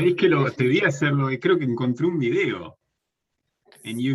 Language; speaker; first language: Spanish; native; Spanish